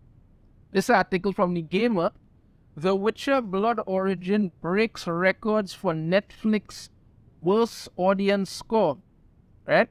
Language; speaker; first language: English; native; English